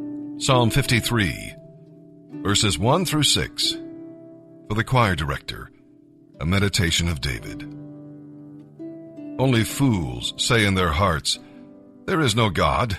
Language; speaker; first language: English; native; English